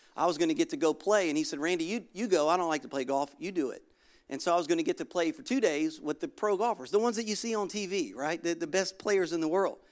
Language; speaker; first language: English; native; English